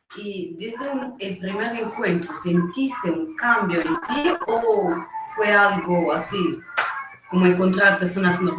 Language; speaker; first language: Spanish; non-native, fluent; Italian